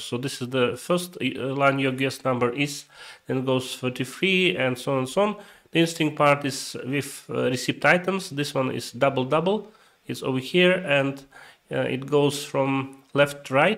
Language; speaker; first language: English; non-native, fluent; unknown